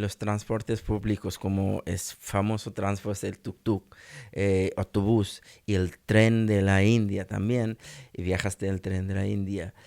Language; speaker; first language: Spanish; non-native, learner; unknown